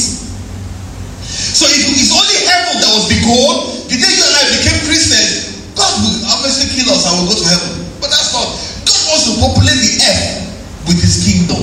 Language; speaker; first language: English; non-native, local second language; Yoruba